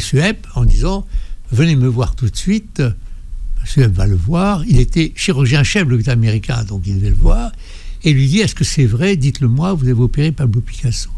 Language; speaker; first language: French; native; French